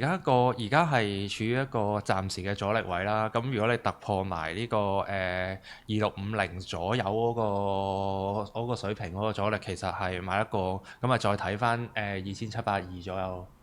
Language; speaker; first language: Cantonese; native; Cantonese